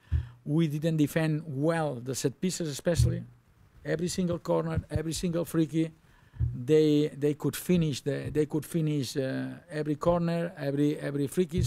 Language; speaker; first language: English; non-native, learner; Catalan